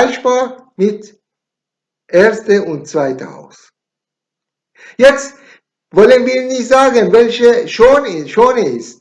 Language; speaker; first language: German; non-native, learner; Persian